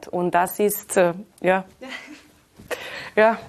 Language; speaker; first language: German; non-native, fluent; Catalan